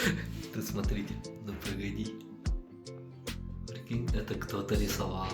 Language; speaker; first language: Russian; native; Russian